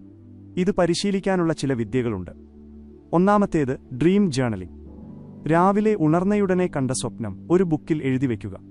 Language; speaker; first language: Malayalam; native; Malayalam